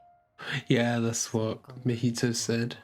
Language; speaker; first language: English; native; English